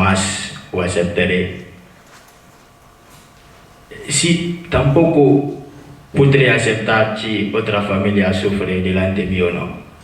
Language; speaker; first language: Spanish; non-native, fluent; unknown